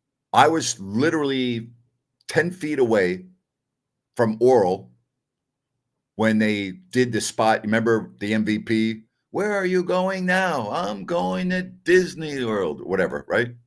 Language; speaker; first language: English; native; English